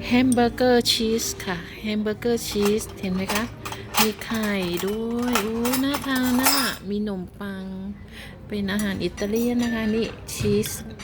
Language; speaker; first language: Thai; native; Thai